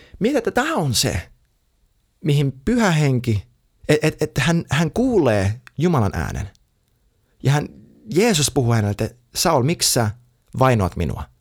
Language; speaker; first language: Finnish; native; Finnish